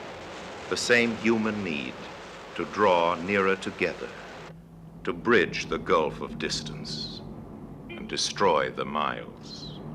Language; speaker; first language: English; native; English